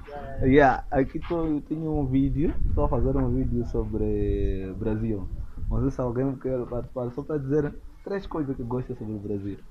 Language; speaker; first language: Portuguese; non-native, local second language; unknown